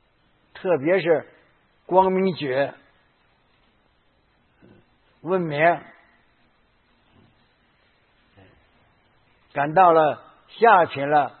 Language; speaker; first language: Chinese; native; Chinese